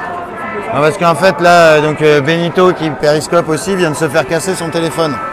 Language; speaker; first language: French; native; French